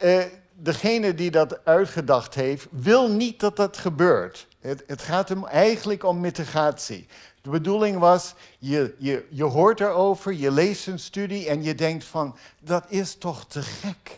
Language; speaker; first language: Dutch; non-native, fluent; English